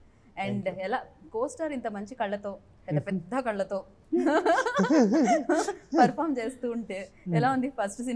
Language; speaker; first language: Telugu; native; Telugu